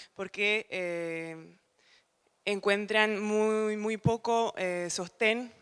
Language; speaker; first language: Spanish; native; Spanish